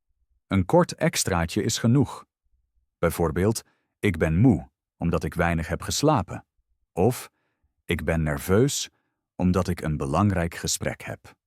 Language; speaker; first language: Dutch; non-native, fluent; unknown